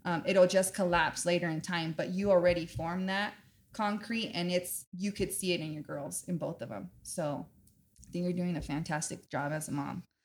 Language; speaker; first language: English; native; English